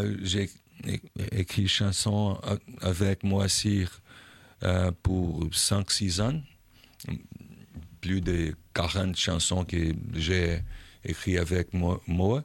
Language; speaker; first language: French; non-native, learner; Portuguese